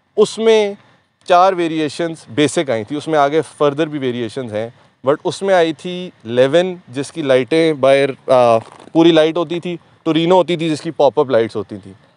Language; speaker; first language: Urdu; native; Urdu